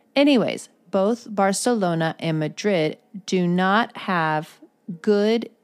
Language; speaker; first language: English; native; English